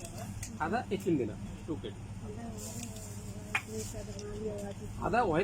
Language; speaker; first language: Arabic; non-native, learner; Bangla